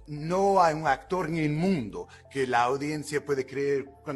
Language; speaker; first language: Spanish; non-native, fluent; English